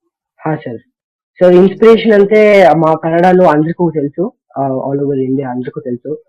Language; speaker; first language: Telugu; non-native, learner; Kannada